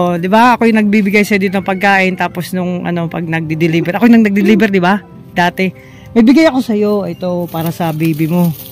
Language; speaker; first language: Filipino; non-native, local second language; Bikol